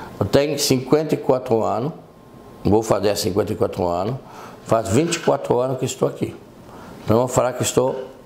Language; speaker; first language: Portuguese; non-native, fluent; French